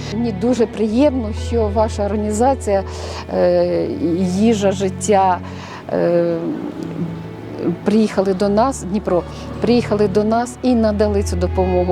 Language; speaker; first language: Ukrainian; native; Ukrainian